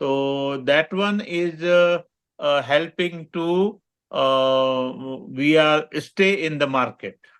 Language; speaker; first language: English; non-native, learner; Gujarati